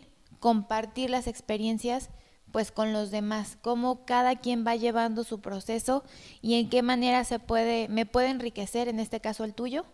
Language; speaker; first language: Spanish; native; Spanish